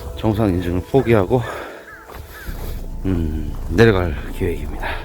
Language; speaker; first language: Korean; native; Korean